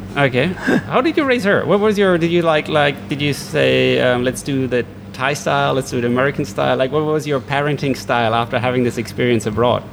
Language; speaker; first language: English; native; English